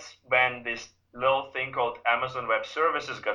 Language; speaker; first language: English; non-native, fluent; Ukrainian